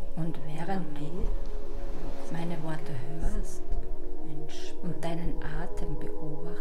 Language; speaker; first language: German; native; German